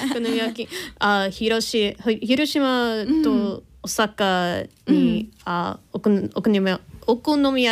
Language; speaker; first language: Japanese; non-native, learner; English